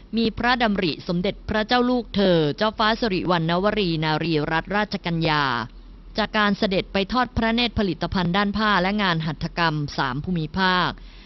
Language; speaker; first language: Thai; native; Thai